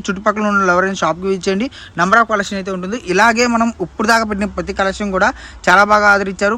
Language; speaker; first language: Telugu; native; Telugu